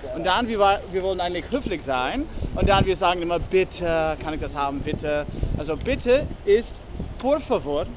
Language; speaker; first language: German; non-native, learner; English